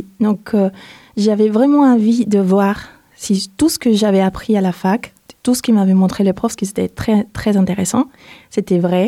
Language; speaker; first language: French; non-native, fluent; Spanish